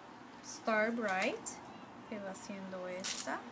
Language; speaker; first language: Spanish; early bilingual, heritage; Spanish